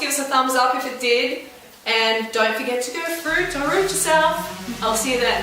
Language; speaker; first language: English; native; English